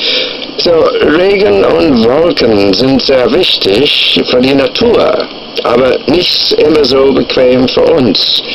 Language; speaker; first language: German; non-native, fluent; English